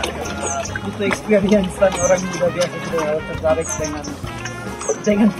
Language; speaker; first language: Indonesian; non-native, learner; German